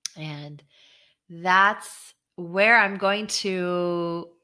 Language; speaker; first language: English; early bilingual, other home language; Hebrew